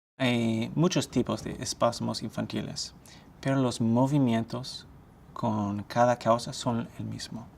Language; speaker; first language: Spanish; non-native, fluent; English